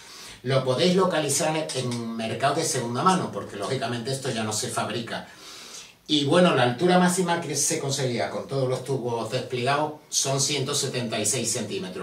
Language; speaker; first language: Spanish; native; Spanish